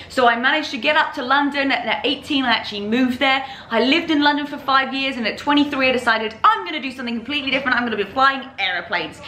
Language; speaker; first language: English; native; English